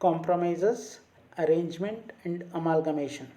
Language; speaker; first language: English; non-native, local second language; Kannada